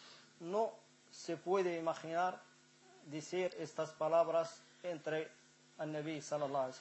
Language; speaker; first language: Spanish; non-native, fluent; Arabic